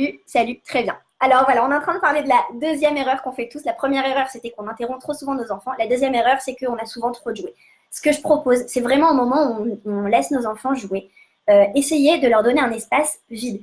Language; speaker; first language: French; native; French